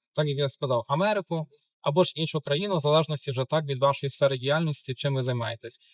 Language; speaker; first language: Ukrainian; native; Ukrainian